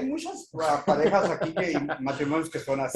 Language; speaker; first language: Spanish; native; Spanish